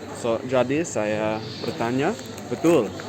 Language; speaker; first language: Indonesian; non-native, learner; English